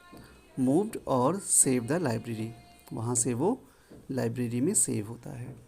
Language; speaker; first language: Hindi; native; Hindi